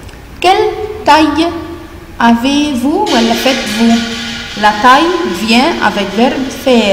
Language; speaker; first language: French; non-native, fluent; Arabic